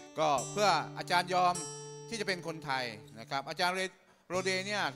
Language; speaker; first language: Thai; native; Thai